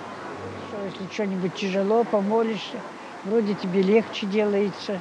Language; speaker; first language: Russian; early bilingual, heritage; Russian